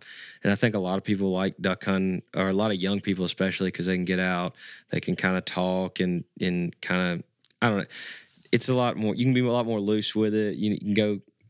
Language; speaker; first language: English; native; English